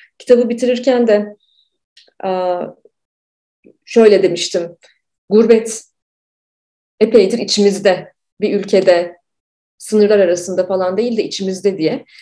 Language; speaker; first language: Turkish; native; Turkish